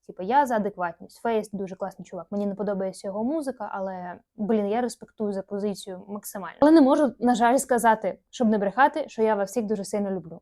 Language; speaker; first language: Ukrainian; non-native, local second language; Russian